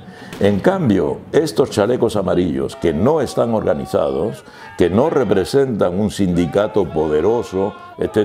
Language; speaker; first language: Spanish; native; Spanish